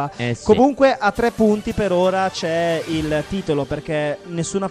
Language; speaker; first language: Italian; native; Italian